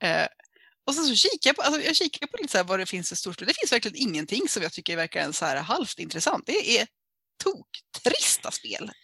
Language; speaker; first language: Swedish; native; Swedish